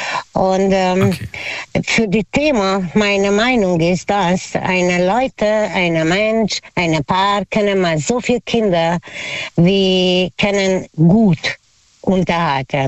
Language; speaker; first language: German; non-native, learner; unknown